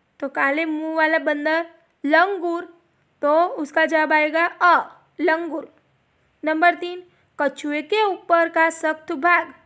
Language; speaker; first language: Hindi; non-native, local second language; Gujarati